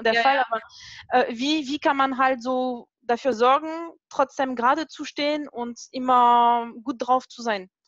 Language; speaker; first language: German; non-native, fluent; French